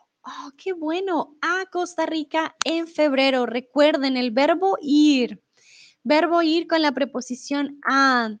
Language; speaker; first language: Spanish; native; Spanish